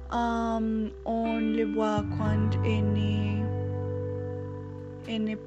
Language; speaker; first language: French; non-native, learner; Spanish